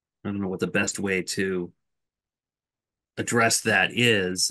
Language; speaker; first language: English; native; English